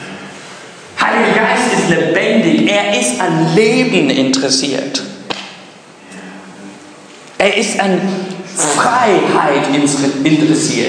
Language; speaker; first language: German; non-native, fluent; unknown